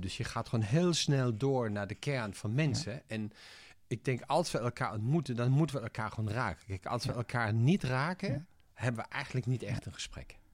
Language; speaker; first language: Dutch; non-native, fluent; German